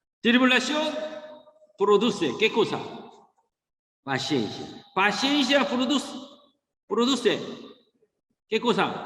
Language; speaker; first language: Spanish; non-native, learner; Korean